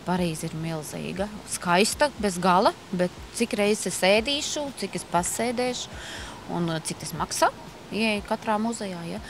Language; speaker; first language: Latvian; native; Latvian